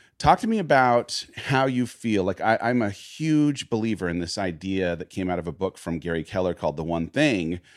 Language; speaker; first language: English; native; English